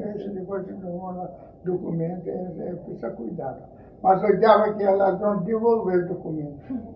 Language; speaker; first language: Portuguese; non-native, fluent; Ukrainian